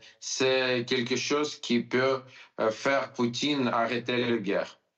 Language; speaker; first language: French; non-native, learner; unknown